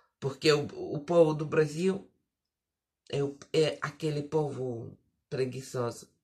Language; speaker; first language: Portuguese; early bilingual, heritage; Portuguese